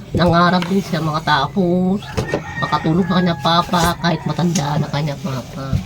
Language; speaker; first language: Filipino; non-native, local second language; Cebuano